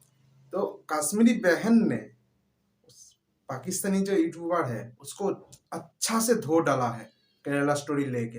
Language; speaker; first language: Hindi; non-native, local second language; Bangla